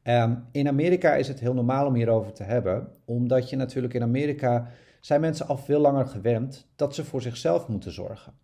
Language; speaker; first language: Dutch; native; Dutch